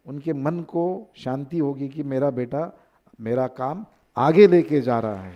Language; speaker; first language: Hindi; non-native, local second language; Marathi